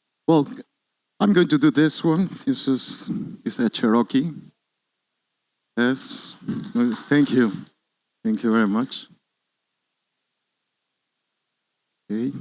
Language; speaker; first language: English; non-native, learner; Spanish